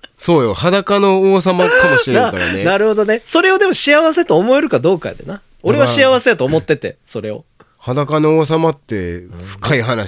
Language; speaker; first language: Japanese; native; Japanese